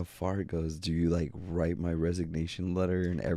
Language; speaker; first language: English; native; English